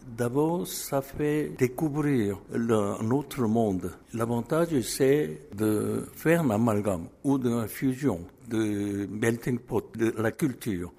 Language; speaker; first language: French; non-native, fluent; Korean